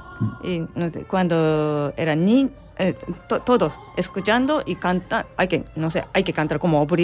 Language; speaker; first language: Spanish; non-native, learner; Japanese